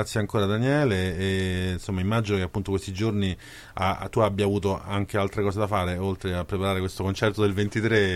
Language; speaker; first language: Italian; native; Italian